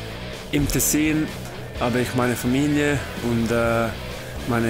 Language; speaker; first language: German; non-native, learner; Italian